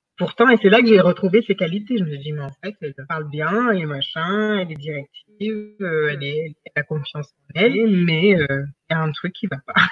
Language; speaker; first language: French; early bilingual, other home language; Wolof